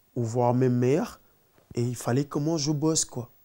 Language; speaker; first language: French; non-native, local second language; Wolof